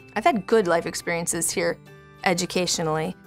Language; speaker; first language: English; native; English